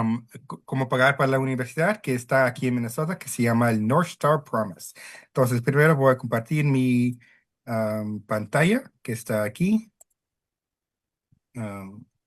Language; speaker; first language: Spanish; early bilingual, heritage; Spanish